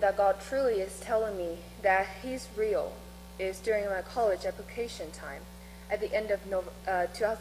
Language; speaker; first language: English; non-native, fluent; Chinese